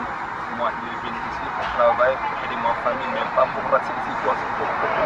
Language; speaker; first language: French; non-native, learner; Wolof